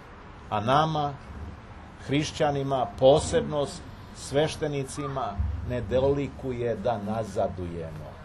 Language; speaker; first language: Serbian; native; Serbian